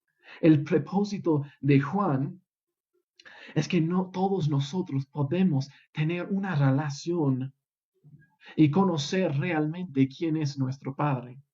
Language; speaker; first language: Spanish; non-native, fluent; English